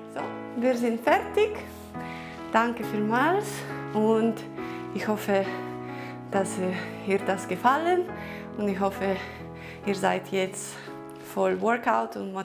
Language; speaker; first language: German; non-native, learner; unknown